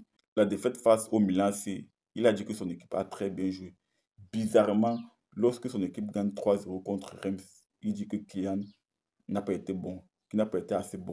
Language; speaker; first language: French; native; French